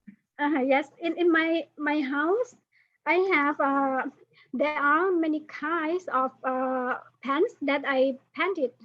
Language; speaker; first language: English; non-native, learner; Thai